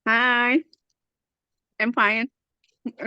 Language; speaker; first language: English; non-native, learner; Indonesian